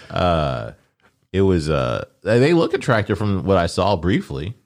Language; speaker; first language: English; early bilingual, other home language; Yoruba